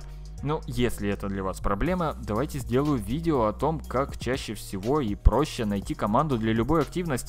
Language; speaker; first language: Russian; native; Russian